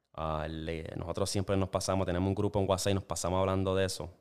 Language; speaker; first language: Spanish; native; Spanish